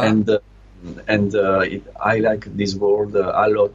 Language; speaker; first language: English; non-native, learner; Italian